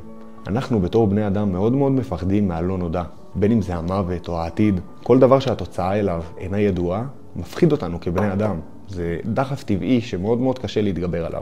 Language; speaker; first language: Hebrew; native; Hebrew